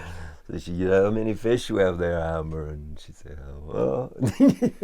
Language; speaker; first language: English; native; English